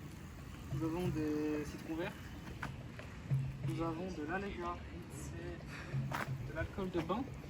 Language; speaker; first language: French; native; French